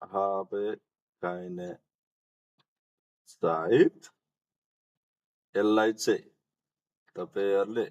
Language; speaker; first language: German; non-native, fluent; Nepali